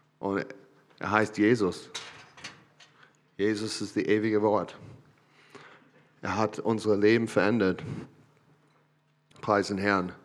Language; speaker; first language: German; non-native, learner; English